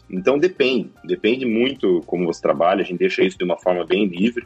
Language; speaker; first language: Portuguese; native; Portuguese